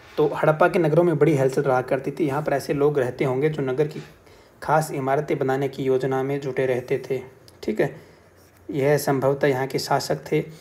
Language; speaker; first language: Hindi; native; Hindi